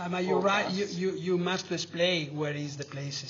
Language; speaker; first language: English; non-native, learner; Italian